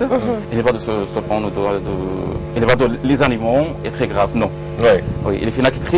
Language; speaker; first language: French; non-native, learner; Arabic